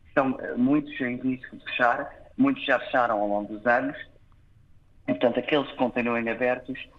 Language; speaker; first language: Portuguese; early bilingual, heritage; English